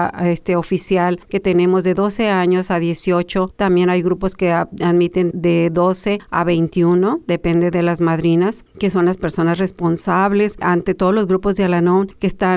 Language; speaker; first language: Spanish; native; Spanish